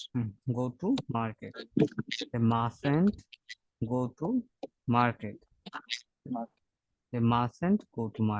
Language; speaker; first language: English; non-native, fluent; Bangla